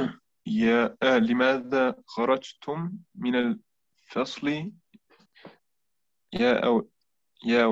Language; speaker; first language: Arabic; non-native, learner; German